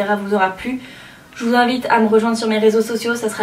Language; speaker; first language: French; native; French